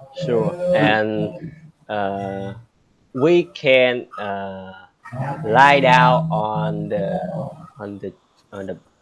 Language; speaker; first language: English; non-native, learner; Vietnamese